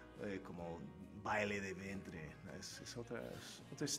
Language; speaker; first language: Spanish; non-native, fluent; Turkish